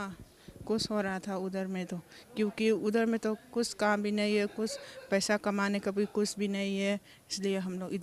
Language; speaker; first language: Hindi; non-native, local second language; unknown